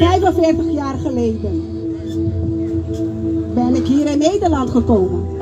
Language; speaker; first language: Dutch; non-native, local second language; Papiamento